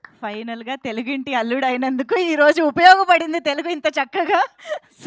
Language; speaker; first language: Telugu; native; Telugu